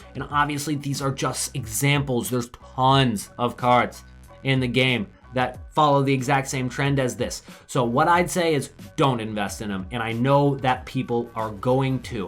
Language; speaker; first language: English; native; English